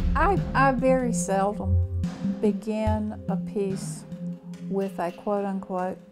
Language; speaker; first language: English; native; English